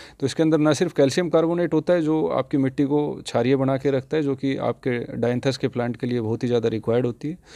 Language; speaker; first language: Hindi; native; Hindi